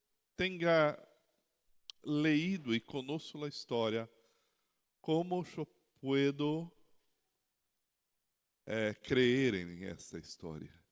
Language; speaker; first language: Spanish; non-native, learner; Portuguese